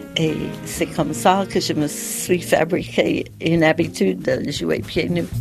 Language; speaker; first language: French; non-native, fluent; English